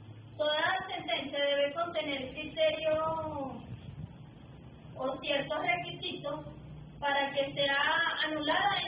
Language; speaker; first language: Spanish; native; Spanish